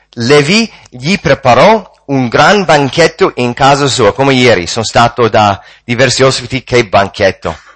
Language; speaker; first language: Italian; non-native, fluent; English